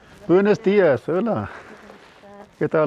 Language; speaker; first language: Spanish; non-native, learner; Urdu